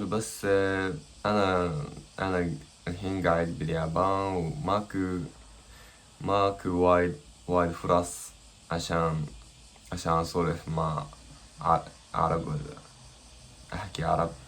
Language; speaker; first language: Arabic; non-native, learner; Japanese